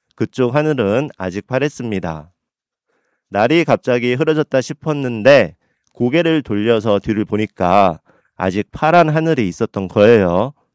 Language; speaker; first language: Korean; native; Korean